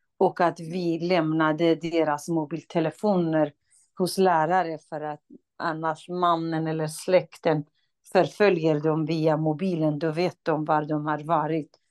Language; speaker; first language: Swedish; non-native, fluent; Kurdish